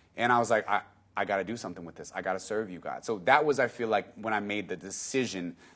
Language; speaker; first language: English; native; English